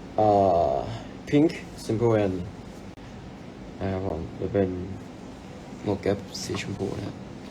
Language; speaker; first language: Thai; native; Thai